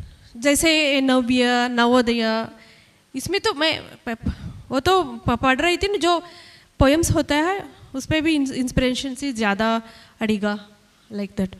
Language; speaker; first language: Hindi; non-native, local second language; Kannada